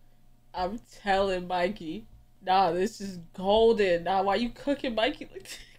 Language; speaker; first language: English; native; English